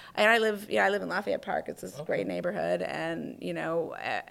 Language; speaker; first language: English; native; English